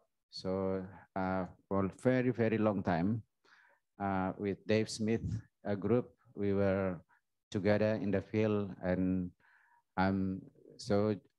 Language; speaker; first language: English; non-native, fluent; Indonesian